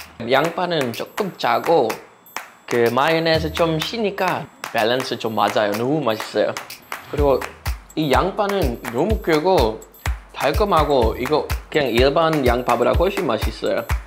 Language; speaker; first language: Korean; non-native, fluent; Dutch